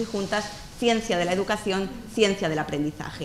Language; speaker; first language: Spanish; native; Spanish